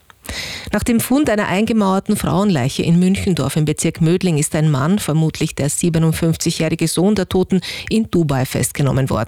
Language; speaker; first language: German; native; German